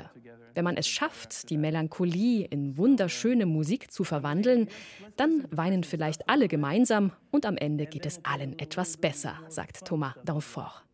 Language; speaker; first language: German; native; German